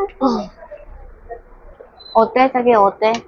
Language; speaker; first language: Korean; non-native, learner; Vietnamese